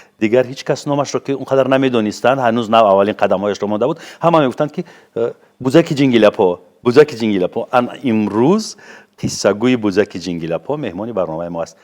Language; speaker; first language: Tajik; native; Tajik